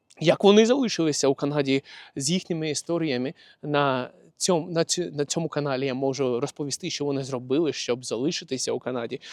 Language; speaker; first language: Ukrainian; non-native, local second language; Russian